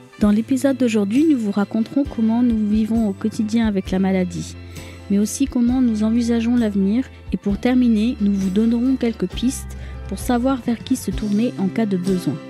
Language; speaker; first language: French; native; French